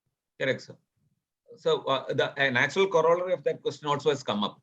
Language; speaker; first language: English; non-native, local second language; Malayalam